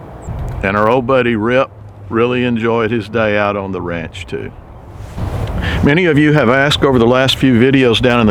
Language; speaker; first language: English; native; English